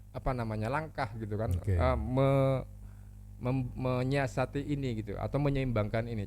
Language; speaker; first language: Indonesian; non-native, local second language; Javanese